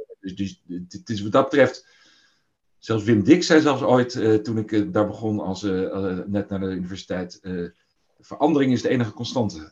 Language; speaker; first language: Dutch; native; Dutch